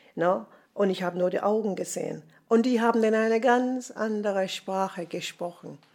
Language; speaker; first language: German; non-native, fluent; English